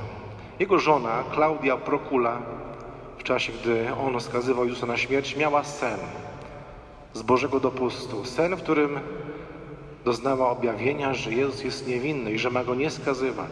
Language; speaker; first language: Polish; native; Polish